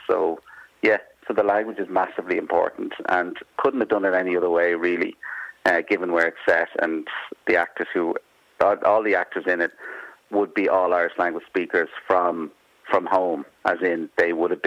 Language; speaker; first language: English; native; English